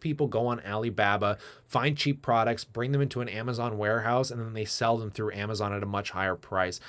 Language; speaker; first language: English; native; English